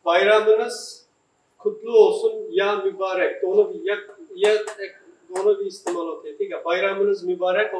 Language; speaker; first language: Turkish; non-native, fluent; Urdu